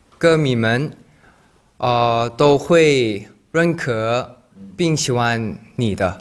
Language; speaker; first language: Chinese; non-native, learner; Thai